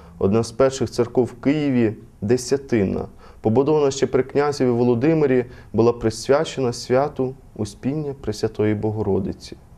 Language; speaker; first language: Ukrainian; native; Ukrainian